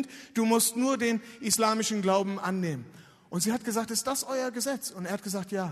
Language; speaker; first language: German; native; German